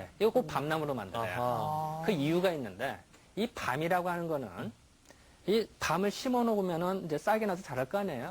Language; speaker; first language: Korean; native; Korean